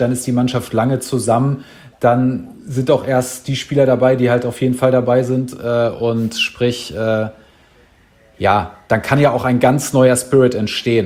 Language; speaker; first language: German; native; German